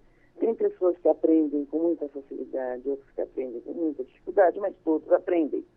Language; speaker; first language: Portuguese; native; Portuguese